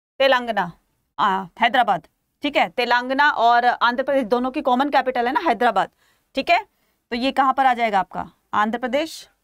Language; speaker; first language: Hindi; native; Hindi